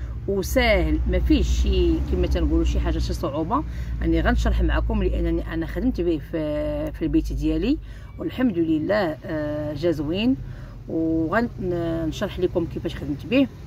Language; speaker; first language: Arabic; native; Arabic